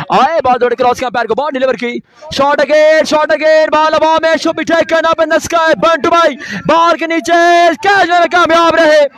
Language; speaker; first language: Urdu; non-native, local second language; Punjabi